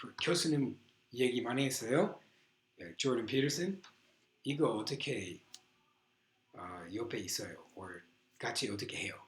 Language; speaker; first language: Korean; non-native, learner; English